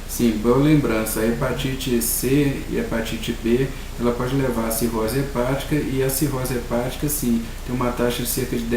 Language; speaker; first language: Portuguese; native; Portuguese